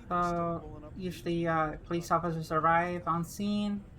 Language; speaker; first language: English; native; English